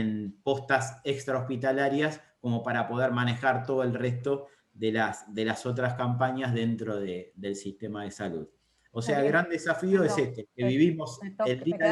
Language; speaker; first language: Spanish; native; Spanish